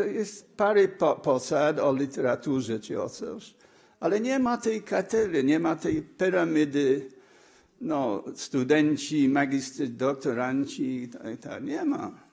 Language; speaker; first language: Polish; non-native, fluent; English